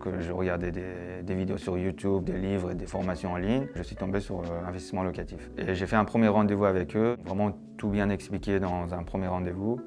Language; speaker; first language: French; non-native, fluent; Persian